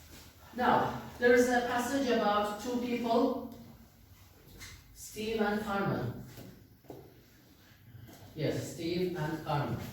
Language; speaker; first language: English; non-native, fluent; Turkish